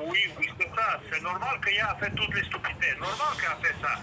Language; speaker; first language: French; non-native, learner; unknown